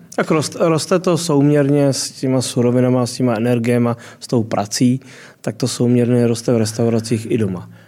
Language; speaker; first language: Czech; native; Czech